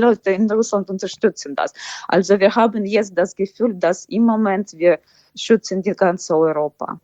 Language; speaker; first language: German; non-native, fluent; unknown